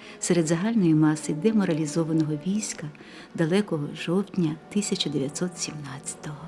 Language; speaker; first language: Ukrainian; native; Ukrainian